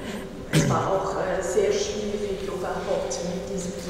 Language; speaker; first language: German; non-native, fluent; Persian